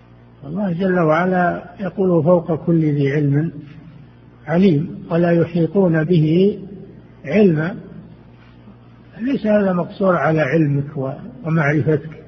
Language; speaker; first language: Arabic; native; Arabic